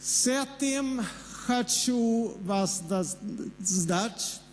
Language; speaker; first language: Russian; non-native, fluent; Swedish